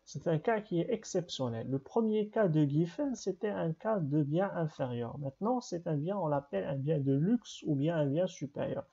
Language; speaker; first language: French; non-native, local second language; Arabic